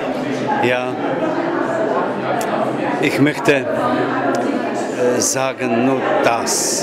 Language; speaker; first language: German; non-native, learner; Czech